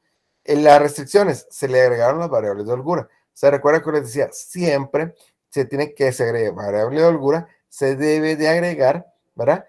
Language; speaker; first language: Spanish; native; Spanish